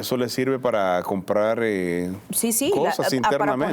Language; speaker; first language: Spanish; native; Spanish